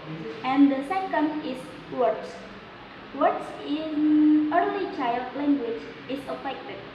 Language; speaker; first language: English; non-native, learner; Indonesian